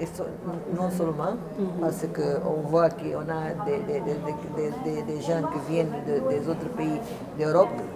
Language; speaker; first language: French; non-native, fluent; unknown